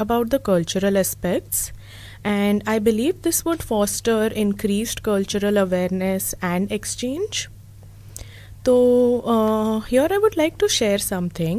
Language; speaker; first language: English; non-native, local second language; Marathi